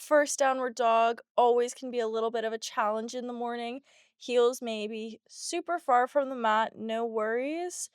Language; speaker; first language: English; native; English